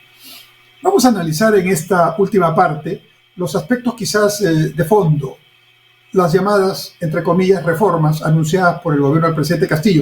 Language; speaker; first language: Spanish; native; Spanish